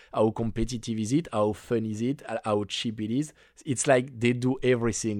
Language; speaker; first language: English; non-native, fluent; French